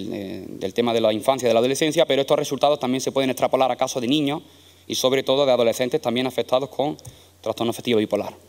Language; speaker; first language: Spanish; native; Spanish